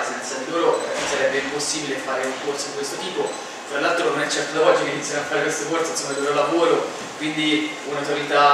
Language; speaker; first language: Italian; native; Italian